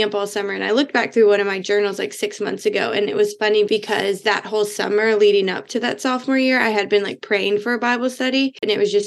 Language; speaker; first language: English; native; English